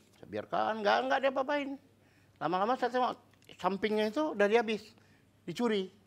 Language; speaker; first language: Indonesian; native; Indonesian